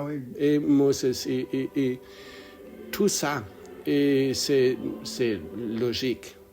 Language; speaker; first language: French; non-native, learner; English